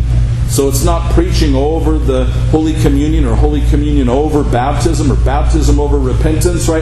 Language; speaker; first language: English; native; English